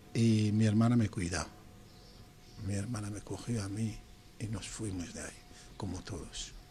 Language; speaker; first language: Spanish; non-native, fluent; Persian